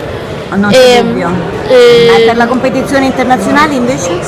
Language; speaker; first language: Italian; native; Italian